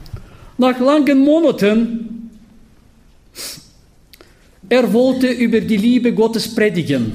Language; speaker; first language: German; non-native, fluent; Bulgarian